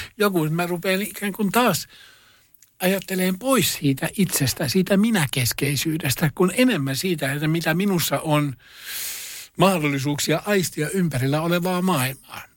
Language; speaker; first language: Finnish; non-native, local second language; Swedish